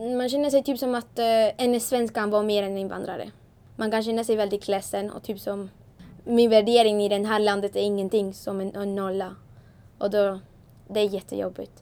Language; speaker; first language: Swedish; non-native, fluent; Spanish